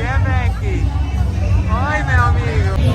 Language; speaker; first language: Portuguese; non-native, learner; Italian